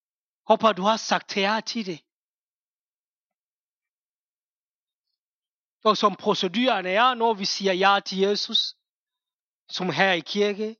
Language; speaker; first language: Danish; non-native, fluent; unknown